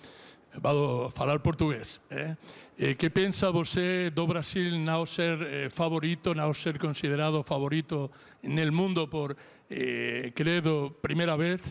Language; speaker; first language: Portuguese; non-native, learner; Italian